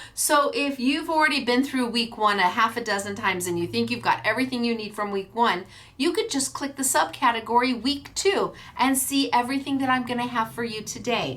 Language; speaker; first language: English; native; English